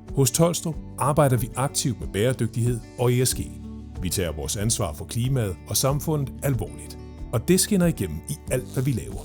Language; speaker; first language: Danish; native; Danish